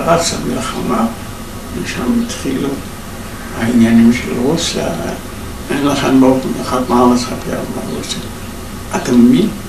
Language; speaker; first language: Hebrew; non-native, fluent; Yiddish